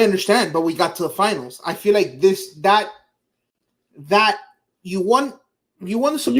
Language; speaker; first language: English; native; English